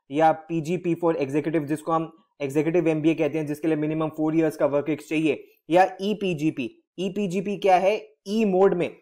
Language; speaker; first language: Hindi; native; Hindi